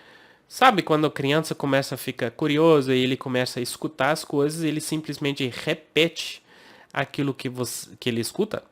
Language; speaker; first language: Portuguese; non-native, fluent; English